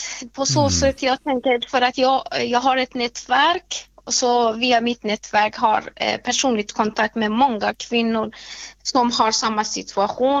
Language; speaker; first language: Swedish; non-native, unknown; Persian